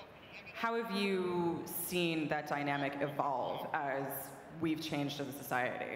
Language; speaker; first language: English; native; English